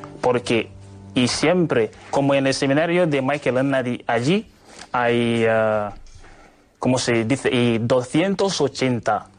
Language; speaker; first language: Spanish; non-native, learner; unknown